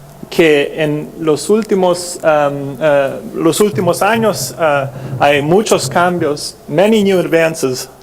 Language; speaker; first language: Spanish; non-native, fluent; English